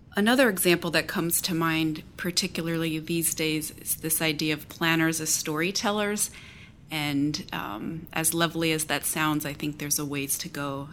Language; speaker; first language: English; native; English